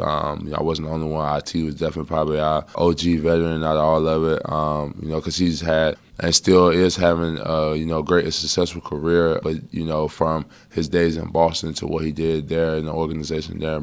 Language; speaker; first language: English; native; English